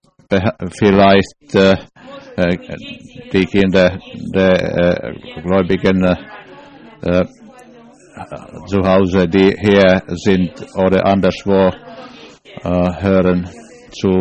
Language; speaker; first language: German; non-native, learner; English